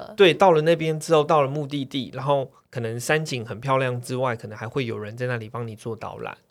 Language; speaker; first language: Chinese; native; Chinese